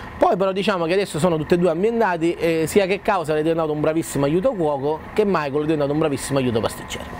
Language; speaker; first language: Italian; native; Italian